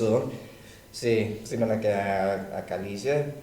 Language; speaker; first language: Spanish; non-native, learner; Thai